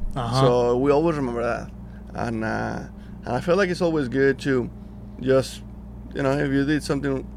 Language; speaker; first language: English; non-native, fluent; Spanish